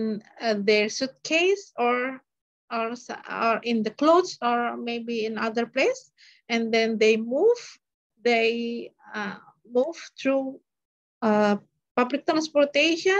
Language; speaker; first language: English; non-native, learner; Indonesian